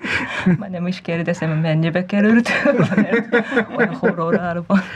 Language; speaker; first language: Hungarian; non-native, fluent; Japanese